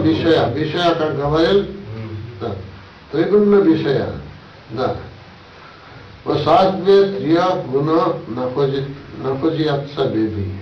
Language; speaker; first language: Russian; non-native, learner; Bangla